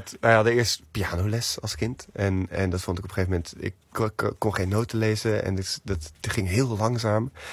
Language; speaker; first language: Dutch; native; Dutch